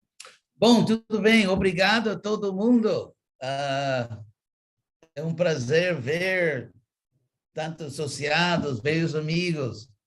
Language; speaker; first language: Portuguese; non-native, fluent; English